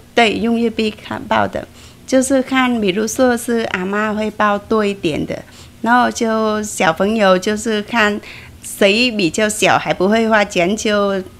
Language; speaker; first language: Chinese; non-native, fluent; Vietnamese